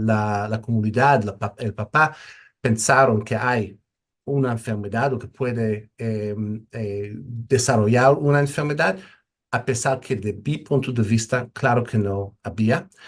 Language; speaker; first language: Spanish; non-native, fluent; English